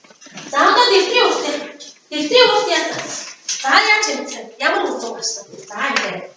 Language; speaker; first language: Mongolian; native; Mongolian